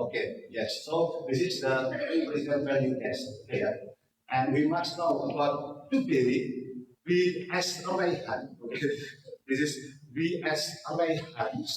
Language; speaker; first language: English; non-native, learner; Indonesian